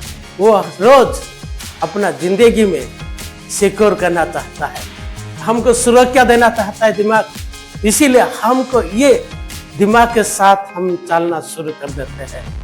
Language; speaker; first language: Hindi; non-native, local second language; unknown